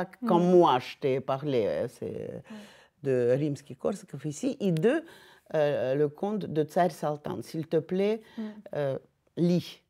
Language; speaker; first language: French; non-native, fluent; Russian